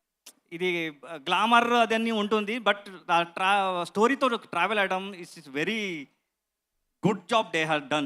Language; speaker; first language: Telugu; non-native, learner; Kannada